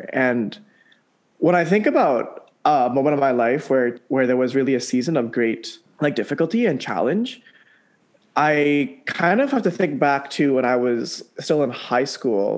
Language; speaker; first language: English; native; English